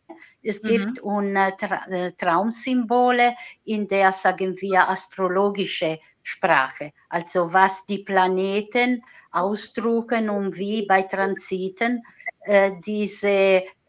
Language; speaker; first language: German; non-native, fluent; Italian